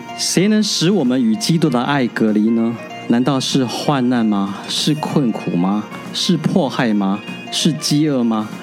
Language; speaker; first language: Chinese; native; Chinese